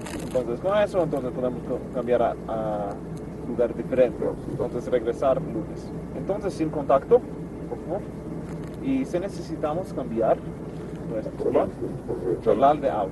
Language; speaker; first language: Spanish; non-native, learner; English